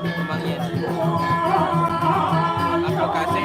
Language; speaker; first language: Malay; non-native, local second language; Balinese